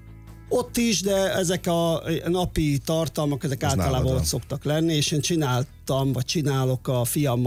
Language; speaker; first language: Hungarian; native; Hungarian